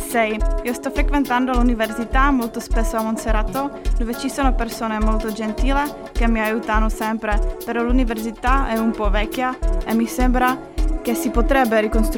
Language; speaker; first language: Italian; non-native, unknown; Czech